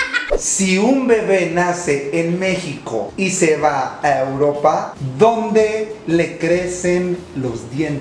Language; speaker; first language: Spanish; native; Spanish